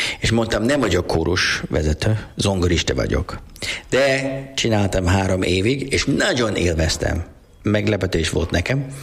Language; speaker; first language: Hungarian; non-native, learner; English